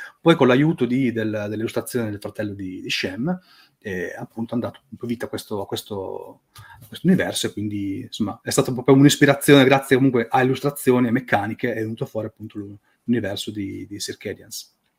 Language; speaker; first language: Italian; native; Italian